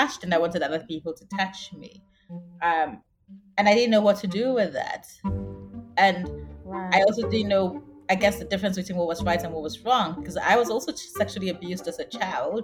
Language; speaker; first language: English; non-native, local second language; Akan